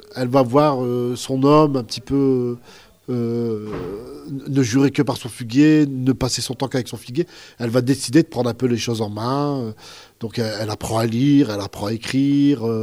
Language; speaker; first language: French; early bilingual, other home language; Arabic